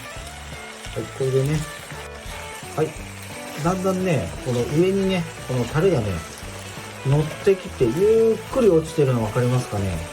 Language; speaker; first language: Japanese; native; Japanese